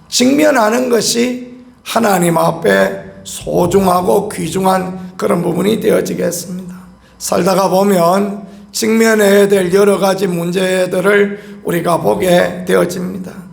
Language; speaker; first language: Korean; native; Korean